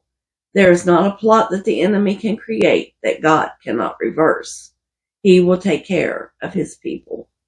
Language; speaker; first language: English; native; English